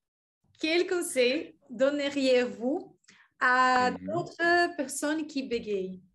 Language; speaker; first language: French; non-native, learner; English